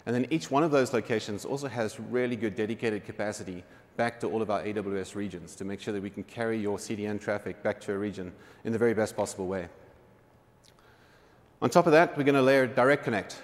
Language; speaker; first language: English; native; English